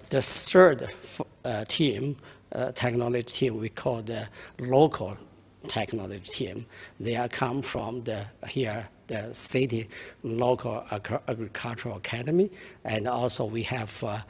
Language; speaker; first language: English; non-native, learner; Chinese